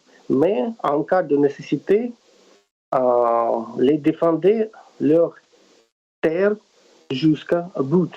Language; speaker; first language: French; non-native, fluent; Russian